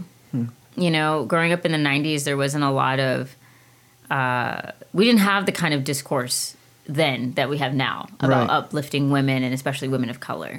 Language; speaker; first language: English; native; English